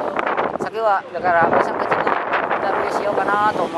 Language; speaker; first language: Japanese; non-native, learner; Indonesian